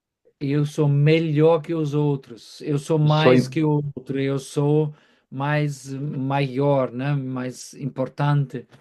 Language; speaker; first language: Portuguese; non-native, fluent; German